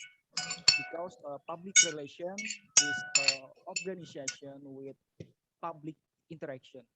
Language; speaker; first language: English; non-native, learner; Indonesian